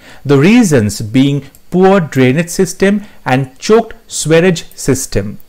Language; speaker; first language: English; non-native, local second language; Bangla